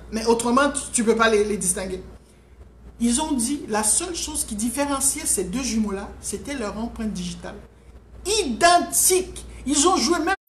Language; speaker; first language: French; non-native, local second language; Haitian Creole